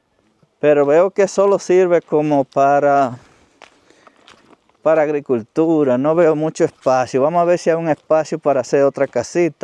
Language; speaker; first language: Spanish; native; Spanish